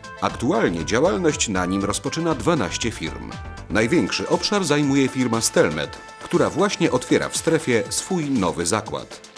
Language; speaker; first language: Polish; native; Polish